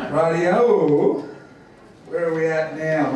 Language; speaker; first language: English; native; English